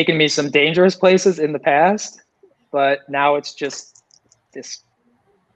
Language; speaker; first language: English; native; English